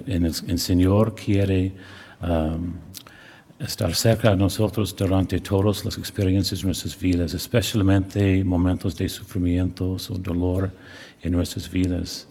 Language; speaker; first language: Spanish; non-native, learner; English